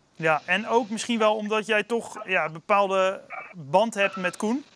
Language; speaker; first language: Dutch; native; Dutch